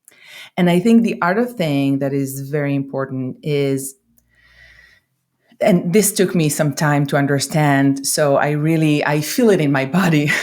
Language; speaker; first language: English; non-native, fluent; Hebrew